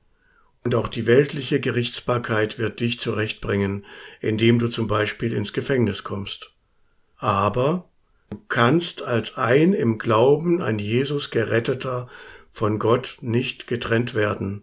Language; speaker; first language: German; native; German